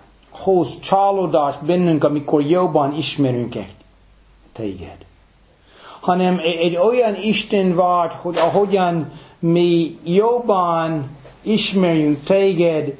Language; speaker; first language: Hungarian; early bilingual, heritage; English